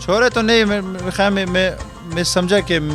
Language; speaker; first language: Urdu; early bilingual, heritage; Urdu